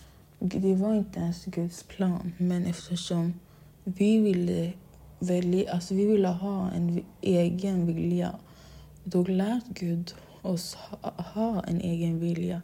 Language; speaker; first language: Swedish; non-native, local second language; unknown